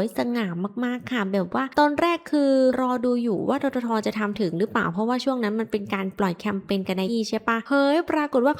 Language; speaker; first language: Thai; native; Thai